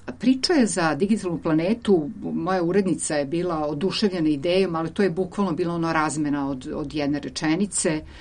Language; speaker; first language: Serbian; native; Serbian